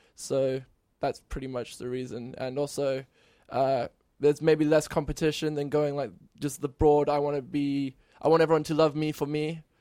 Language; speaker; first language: English; native; English